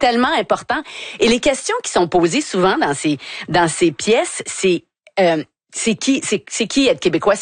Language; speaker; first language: French; native; French